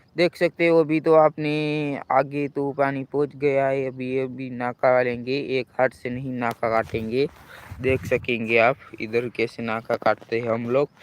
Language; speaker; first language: Hindi; non-native, local second language; Gujarati